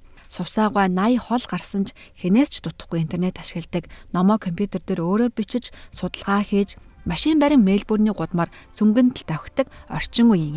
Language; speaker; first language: Mongolian; native; Mongolian